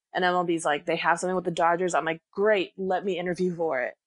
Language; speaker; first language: English; early bilingual, other home language; Korean